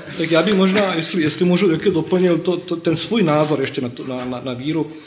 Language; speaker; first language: Czech; non-native, fluent; Bosnian